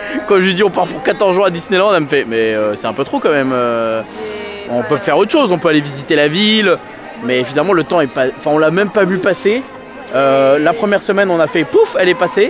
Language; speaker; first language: French; native; French